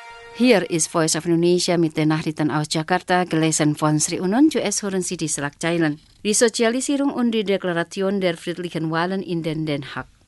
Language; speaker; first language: German; non-native, fluent; Indonesian